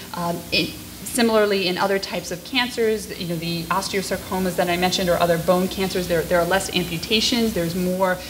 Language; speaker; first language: English; native; English